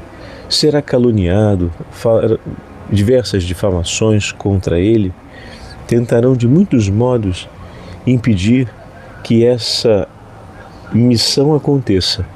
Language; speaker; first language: Portuguese; native; Portuguese